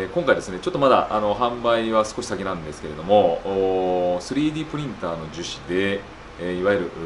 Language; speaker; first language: Japanese; native; Japanese